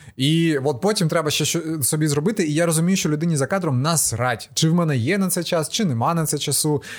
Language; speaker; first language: Ukrainian; non-native, local second language; Russian